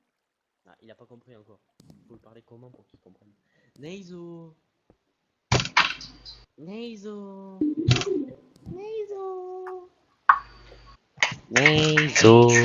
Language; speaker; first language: French; native; French